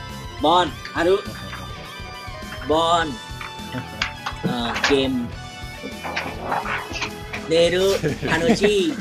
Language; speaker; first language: Japanese; non-native, learner; Thai